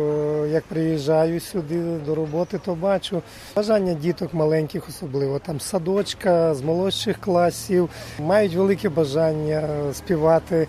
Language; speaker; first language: Ukrainian; native; Ukrainian